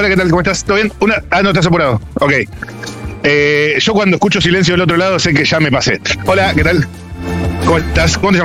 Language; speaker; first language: Spanish; native; Spanish